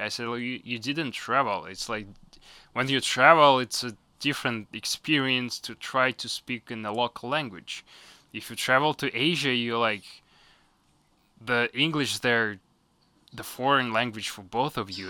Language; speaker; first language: English; non-native, fluent; Russian